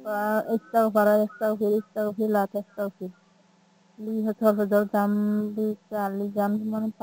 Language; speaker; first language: Arabic; non-native, learner; Bangla